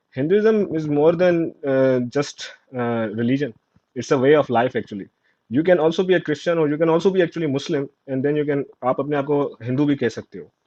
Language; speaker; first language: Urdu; non-native, local second language; Sindhi